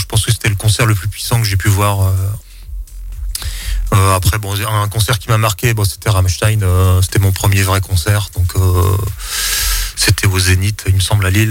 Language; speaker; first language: French; native; French